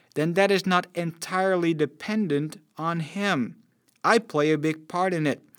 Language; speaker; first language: English; non-native, fluent; Dutch